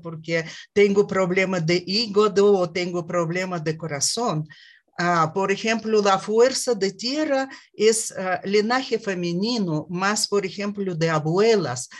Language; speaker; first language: Spanish; non-native, learner; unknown